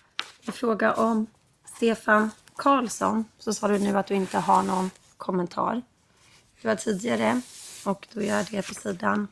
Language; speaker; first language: Swedish; native; Swedish